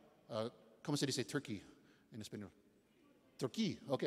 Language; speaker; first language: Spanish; non-native, learner; English